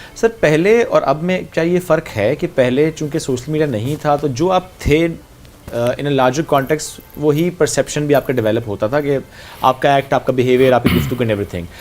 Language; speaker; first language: Urdu; native; Urdu